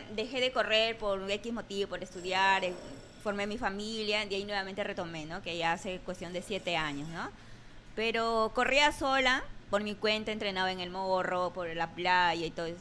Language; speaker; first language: Spanish; native; Spanish